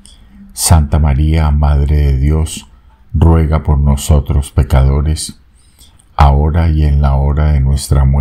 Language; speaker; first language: Spanish; native; Spanish